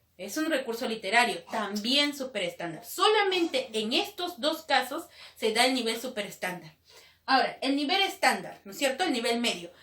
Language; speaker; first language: Spanish; native; Spanish